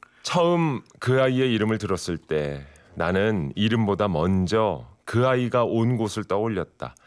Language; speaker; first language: Korean; native; Korean